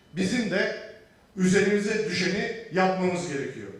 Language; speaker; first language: Turkish; native; Turkish